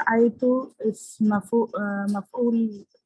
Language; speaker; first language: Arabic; non-native, learner; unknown